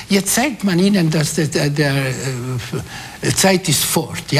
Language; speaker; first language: German; non-native, fluent; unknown